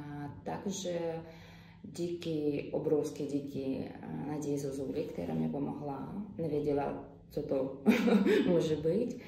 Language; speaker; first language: Czech; non-native, learner; Ukrainian